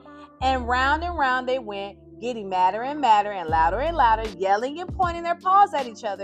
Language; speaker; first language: English; native; English